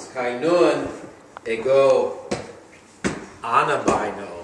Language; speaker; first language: Greek; non-native, learner; English